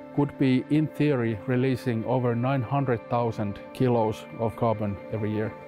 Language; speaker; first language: English; non-native, fluent; Finnish